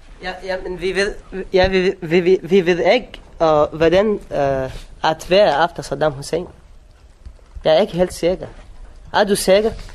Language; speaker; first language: Danish; non-native, learner; Arabic